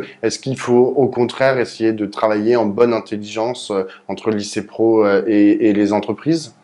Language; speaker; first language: French; native; French